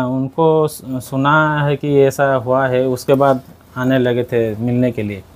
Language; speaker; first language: Hindi; non-native, local second language; Odia